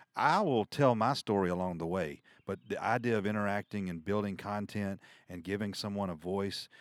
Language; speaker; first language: English; native; English